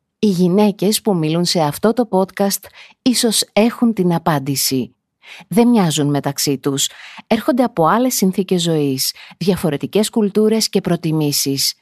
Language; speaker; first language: Greek; native; Greek